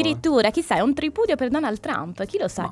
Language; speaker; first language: Italian; native; Italian